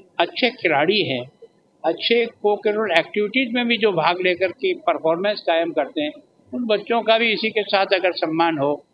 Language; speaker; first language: Hindi; native; Hindi